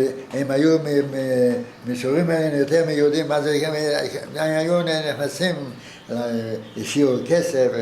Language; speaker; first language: Hebrew; non-native, fluent; Yiddish